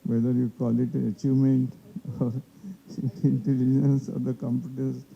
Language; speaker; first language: English; non-native, local second language; Marathi